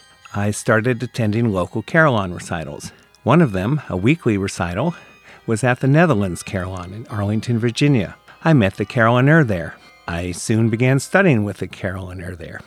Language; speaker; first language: English; native; English